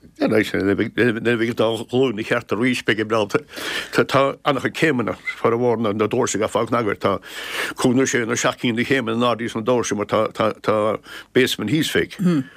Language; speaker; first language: Irish; native; Irish